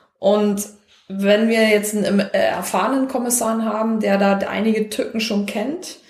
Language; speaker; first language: German; native; German